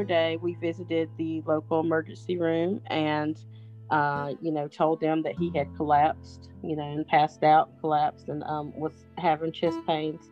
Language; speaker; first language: English; native; English